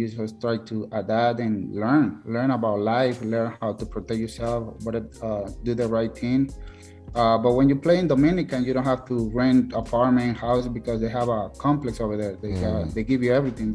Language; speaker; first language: English; non-native, learner; Spanish